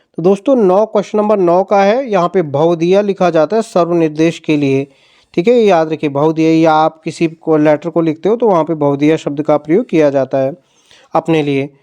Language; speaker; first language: Hindi; native; Hindi